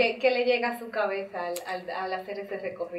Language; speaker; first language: Spanish; native; Spanish